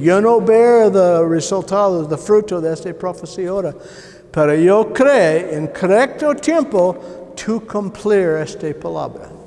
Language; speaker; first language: Spanish; non-native, learner; English